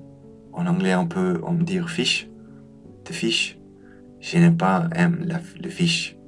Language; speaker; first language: French; non-native, learner; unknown